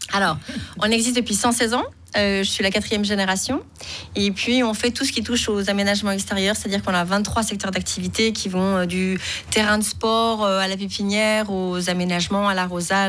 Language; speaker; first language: French; native; French